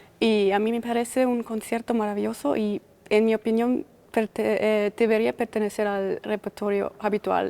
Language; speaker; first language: Spanish; non-native, fluent; German